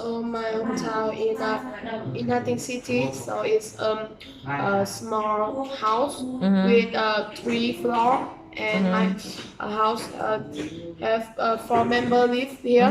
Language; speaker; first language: English; non-native, learner; Vietnamese